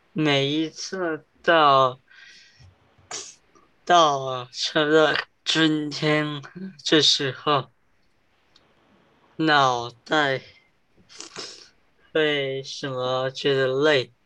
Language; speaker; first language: Chinese; early bilingual, heritage; English